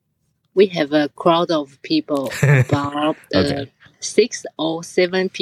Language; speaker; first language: English; non-native, learner; Chinese